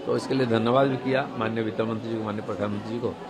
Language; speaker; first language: Hindi; non-native, local second language; Bangla